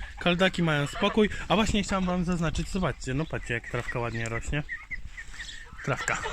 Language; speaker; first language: Polish; native; Polish